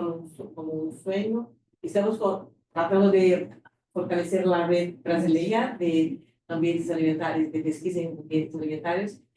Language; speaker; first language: Spanish; non-native, fluent; Portuguese